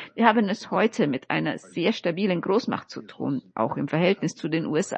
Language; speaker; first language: German; native; German